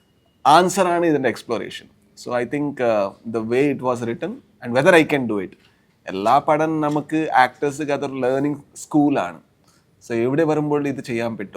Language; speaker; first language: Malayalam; non-native, learner; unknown